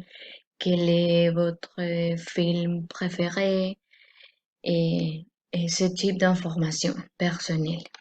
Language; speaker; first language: French; non-native, learner; Spanish